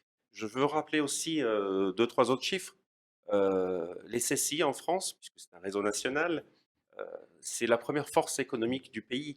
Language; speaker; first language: French; native; French